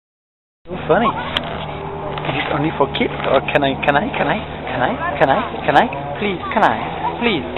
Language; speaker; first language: English; non-native, fluent; French